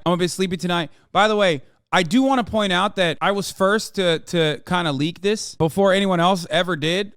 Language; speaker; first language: English; native; English